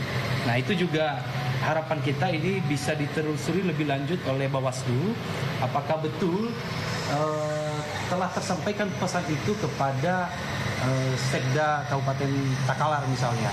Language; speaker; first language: Indonesian; native; Indonesian